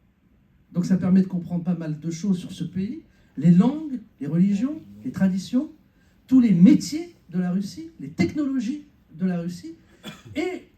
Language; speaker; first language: French; native; French